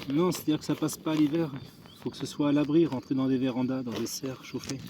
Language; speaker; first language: French; native; French